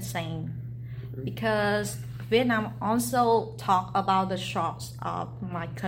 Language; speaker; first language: English; non-native, learner; Vietnamese